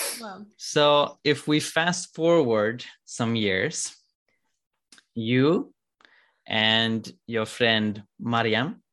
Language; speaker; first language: English; non-native, fluent; Swedish